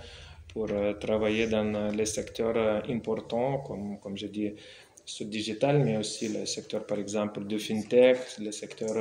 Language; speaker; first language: French; non-native, fluent; Lithuanian